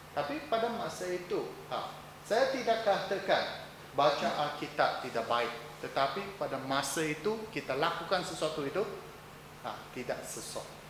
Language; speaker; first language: Malay; non-native, local second language; Chinese